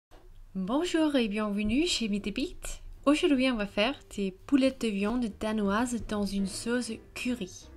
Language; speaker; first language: French; non-native, fluent; Danish